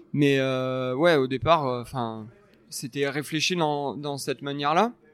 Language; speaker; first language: French; native; French